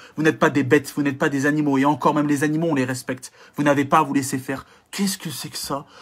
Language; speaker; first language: French; native; French